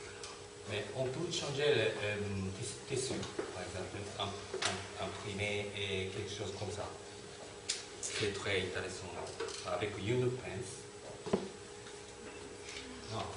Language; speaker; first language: French; non-native, fluent; Turkish